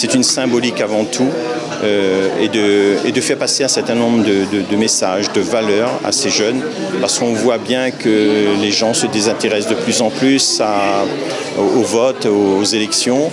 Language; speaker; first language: French; native; French